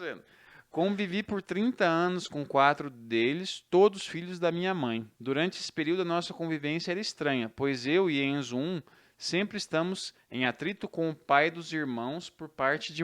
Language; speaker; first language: Portuguese; native; Portuguese